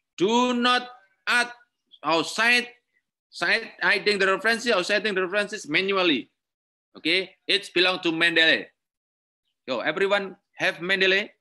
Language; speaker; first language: English; non-native, learner; Indonesian